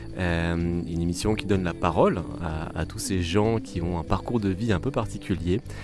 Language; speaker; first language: French; native; French